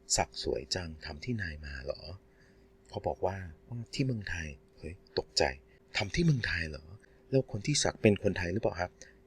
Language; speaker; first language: Thai; non-native, fluent; English